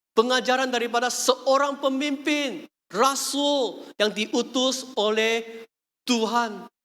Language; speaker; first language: Malay; non-native, local second language; Chinese